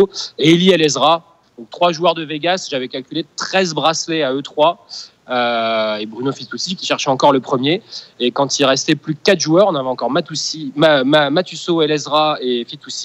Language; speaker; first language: French; native; French